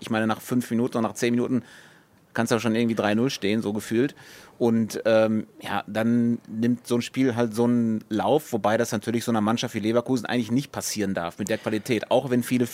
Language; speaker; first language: German; native; German